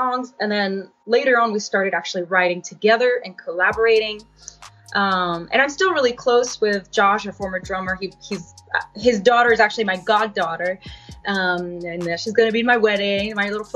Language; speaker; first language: English; non-native, fluent; French